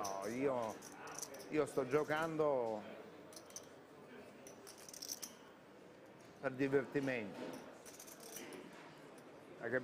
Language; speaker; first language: Italian; non-native, learner; Russian